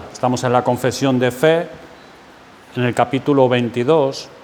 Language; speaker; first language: Spanish; native; Spanish